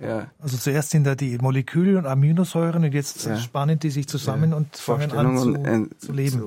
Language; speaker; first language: German; native; German